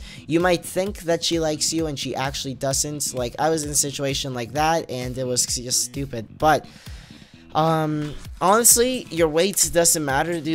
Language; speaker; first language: English; native; English